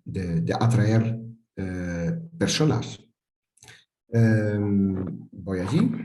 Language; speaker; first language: Spanish; non-native, fluent; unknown